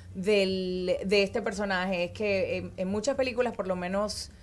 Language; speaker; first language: Spanish; native; Spanish